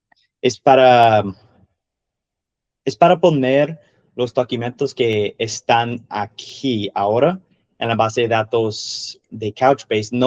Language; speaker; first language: Spanish; non-native, learner; English